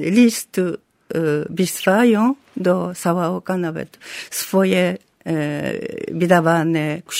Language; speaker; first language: Polish; non-native, learner; Japanese